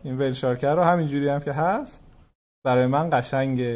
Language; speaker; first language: Persian; native; Persian